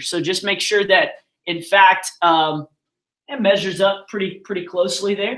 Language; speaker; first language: English; native; English